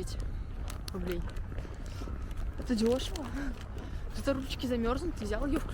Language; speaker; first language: Russian; native; Russian